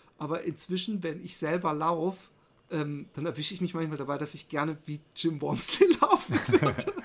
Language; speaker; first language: German; native; German